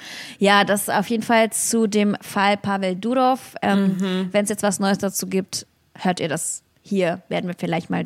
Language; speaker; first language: German; early bilingual, other home language; Russian